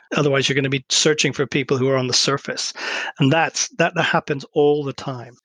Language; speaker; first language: English; native; English